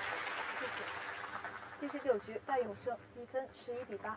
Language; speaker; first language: Chinese; native; Chinese